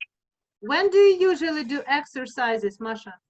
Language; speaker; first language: English; non-native, fluent; Russian